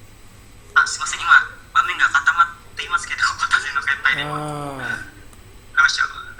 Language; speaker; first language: Japanese; non-native, learner; Indonesian